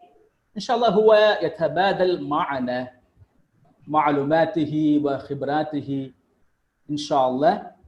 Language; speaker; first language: Arabic; non-native, fluent; Tamil